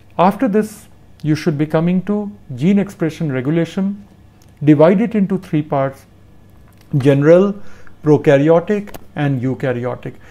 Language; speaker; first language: English; non-native, local second language; Hindi